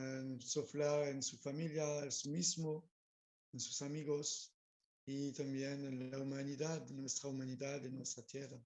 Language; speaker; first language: Spanish; non-native, learner; French